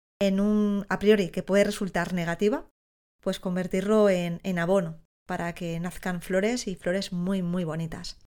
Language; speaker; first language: Spanish; native; Spanish